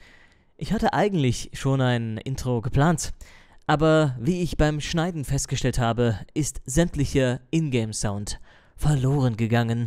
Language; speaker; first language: German; native; German